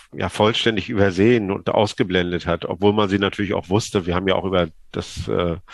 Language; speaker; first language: German; native; German